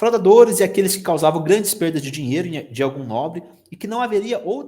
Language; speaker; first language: Portuguese; native; Portuguese